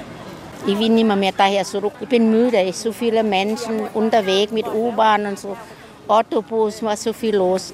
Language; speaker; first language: German; non-native, learner; Thai